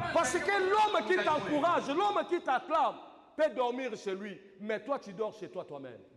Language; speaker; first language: French; non-native, local second language; Lingala